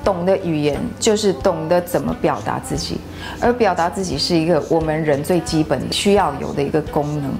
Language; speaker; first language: Chinese; non-native, local second language; English